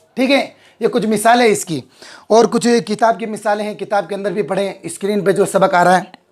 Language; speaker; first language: Hindi; native; Hindi